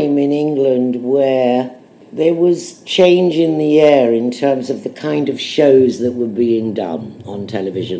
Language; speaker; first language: English; native; English